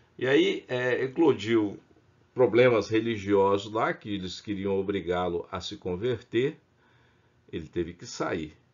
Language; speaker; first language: Portuguese; native; Portuguese